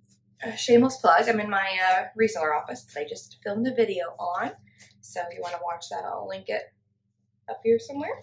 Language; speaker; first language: English; native; English